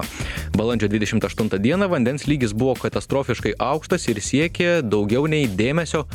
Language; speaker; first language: Lithuanian; native; Lithuanian